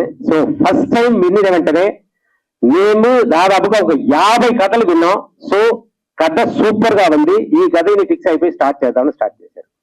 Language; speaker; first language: Telugu; native; Telugu